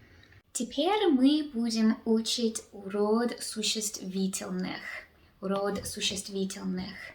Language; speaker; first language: Russian; early bilingual, heritage; Russian